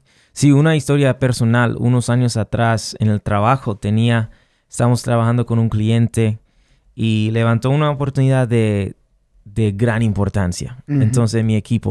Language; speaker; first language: Spanish; non-native, fluent; English